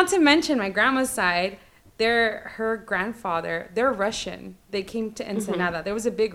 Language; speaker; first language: English; native; English